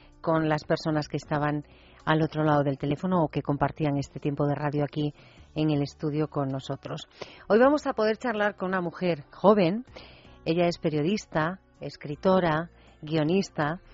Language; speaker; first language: Spanish; native; Spanish